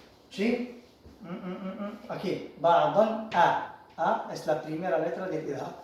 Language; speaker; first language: Spanish; non-native, fluent; Arabic